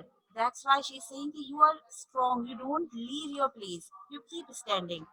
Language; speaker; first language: English; non-native, local second language; Urdu